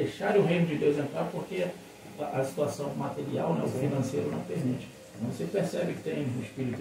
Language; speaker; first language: Portuguese; native; Portuguese